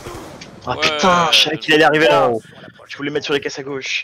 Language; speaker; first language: French; native; French